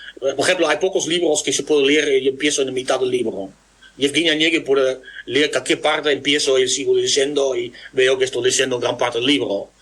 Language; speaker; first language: Spanish; non-native, fluent; Dutch